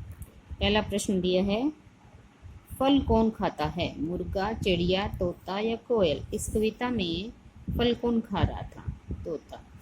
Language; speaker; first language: Hindi; native; Hindi